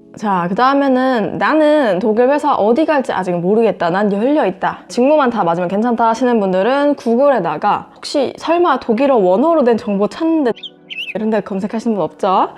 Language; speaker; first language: Korean; native; Korean